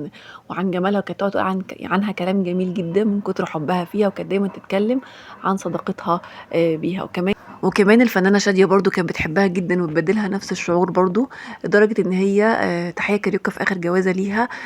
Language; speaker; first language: Arabic; native; Arabic